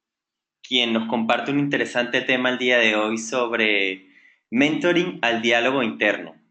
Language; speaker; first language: Spanish; native; Spanish